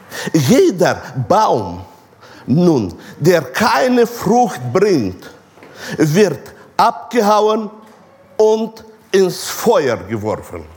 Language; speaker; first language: German; non-native, fluent; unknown